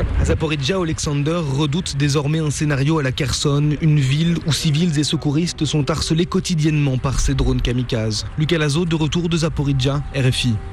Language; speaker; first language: French; native; French